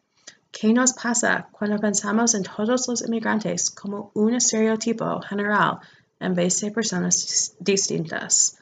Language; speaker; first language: Spanish; non-native, fluent; English